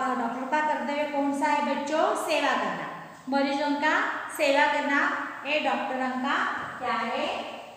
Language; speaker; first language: Hindi; non-native, local second language; Marathi